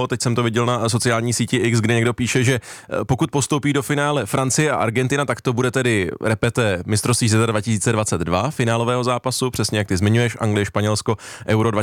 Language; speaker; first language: Czech; native; Czech